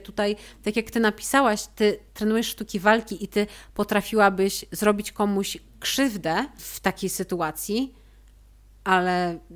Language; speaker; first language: Polish; native; Polish